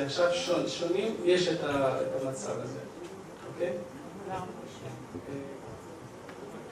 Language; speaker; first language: Hebrew; non-native, fluent; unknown